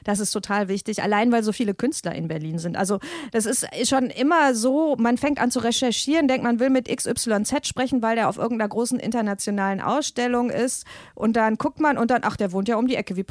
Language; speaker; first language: German; native; German